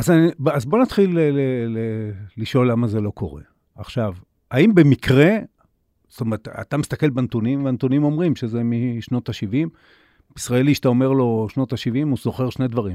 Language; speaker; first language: Hebrew; native; Hebrew